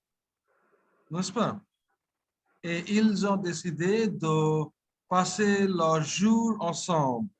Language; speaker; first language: French; non-native, fluent; Bangla